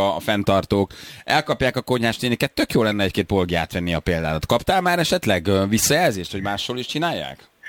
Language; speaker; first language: Hungarian; native; Hungarian